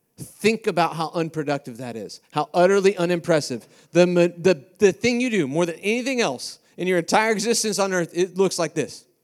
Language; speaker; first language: English; native; English